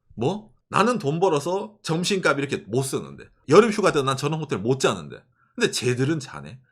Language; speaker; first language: Korean; native; Korean